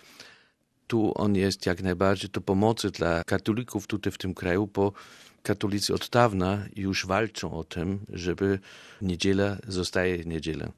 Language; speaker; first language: Polish; non-native, fluent; German